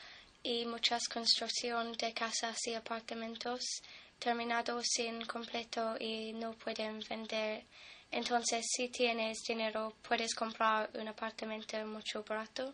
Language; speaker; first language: Spanish; non-native, learner; English